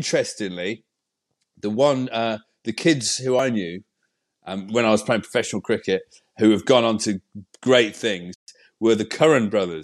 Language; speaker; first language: English; native; English